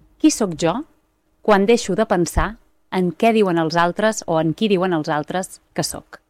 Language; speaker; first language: Catalan; native; Catalan